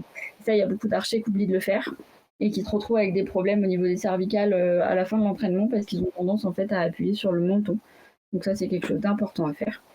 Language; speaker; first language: French; native; French